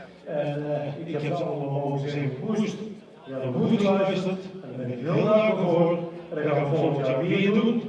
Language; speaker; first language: Dutch; native; Dutch